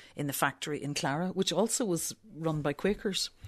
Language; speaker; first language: English; native; English